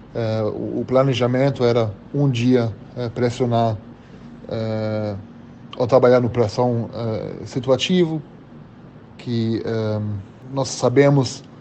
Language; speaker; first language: Portuguese; non-native, fluent; German